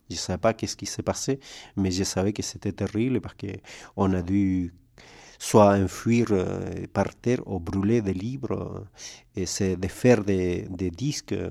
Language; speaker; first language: French; non-native, fluent; Spanish